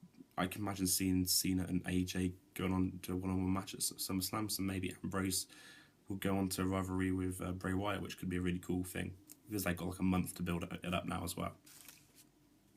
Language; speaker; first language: English; native; English